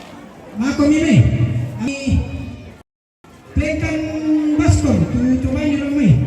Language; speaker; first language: Indonesian; non-native, local second language; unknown